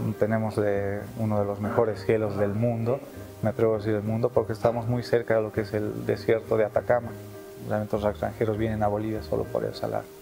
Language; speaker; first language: Spanish; native; Spanish